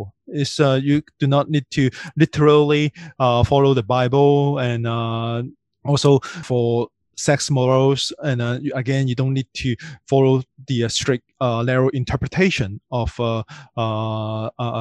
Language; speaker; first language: English; non-native, local second language; Cantonese